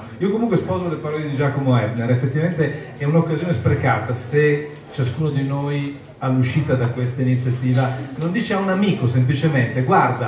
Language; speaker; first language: Italian; native; Italian